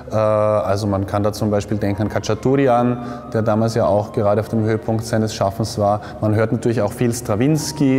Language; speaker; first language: German; native; German